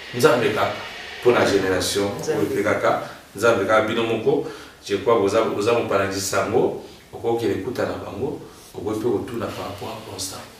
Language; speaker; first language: Lingala; native; Lingala